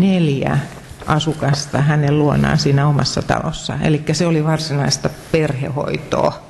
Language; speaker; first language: Finnish; native; Finnish